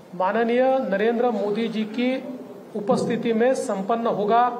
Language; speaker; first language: Hindi; non-native, local second language; Marathi